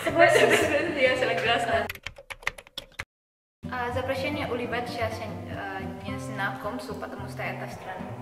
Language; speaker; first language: Russian; non-native, learner; Indonesian